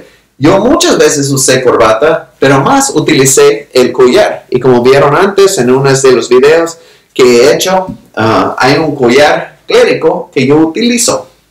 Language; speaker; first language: Spanish; non-native, fluent; English